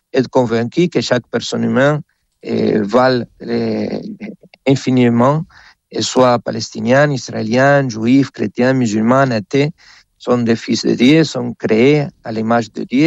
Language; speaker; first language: French; non-native, fluent; Spanish